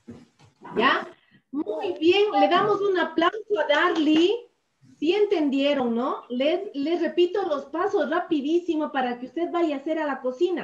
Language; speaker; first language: Spanish; native; Spanish